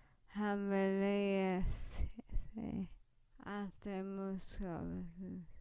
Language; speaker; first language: Swedish; non-native, fluent; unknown